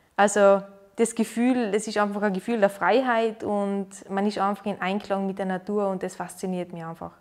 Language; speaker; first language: German; native; German